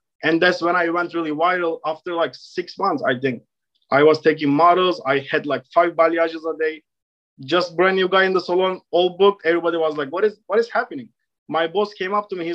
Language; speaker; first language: English; non-native, fluent; Turkish